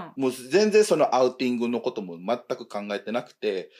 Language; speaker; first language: Japanese; non-native, fluent; Filipino